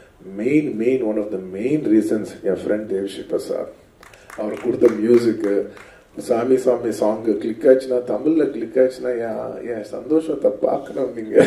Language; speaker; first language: Tamil; non-native, local second language; Telugu